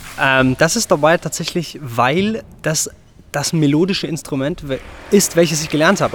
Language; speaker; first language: German; native; German